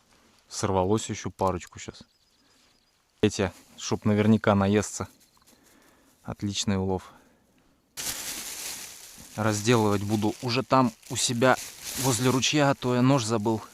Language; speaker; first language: Russian; native; Russian